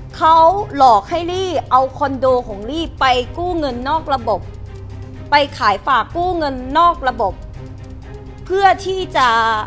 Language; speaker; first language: Thai; non-native, fluent; Vietnamese